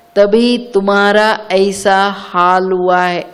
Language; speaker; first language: Hindi; non-native, local second language; Kannada